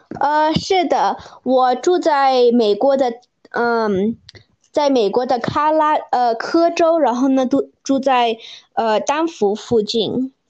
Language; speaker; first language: Chinese; early bilingual, heritage; Chinese